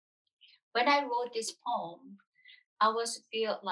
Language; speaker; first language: English; non-native, fluent; Korean